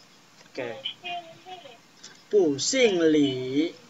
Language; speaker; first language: Chinese; non-native, fluent; Indonesian